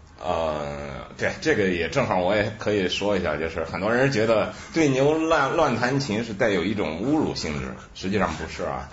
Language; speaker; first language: Chinese; native; Chinese